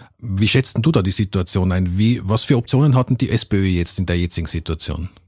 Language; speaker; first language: German; native; German